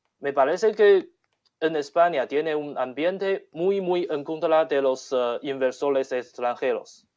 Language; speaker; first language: Spanish; non-native, learner; Chinese